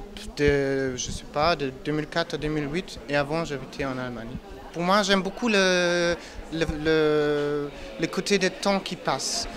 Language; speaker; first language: French; non-native, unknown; German